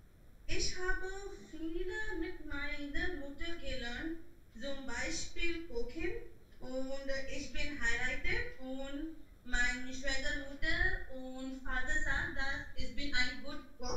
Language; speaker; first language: German; non-native, learner; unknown